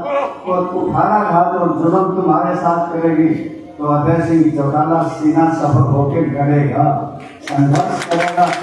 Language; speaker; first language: Hindi; native; Hindi